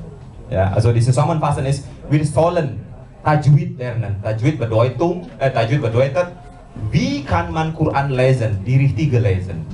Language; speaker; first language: German; non-native, learner; Indonesian